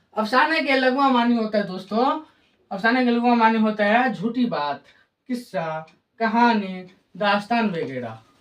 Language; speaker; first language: Hindi; native; Hindi